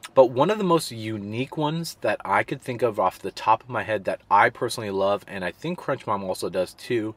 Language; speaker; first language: English; native; English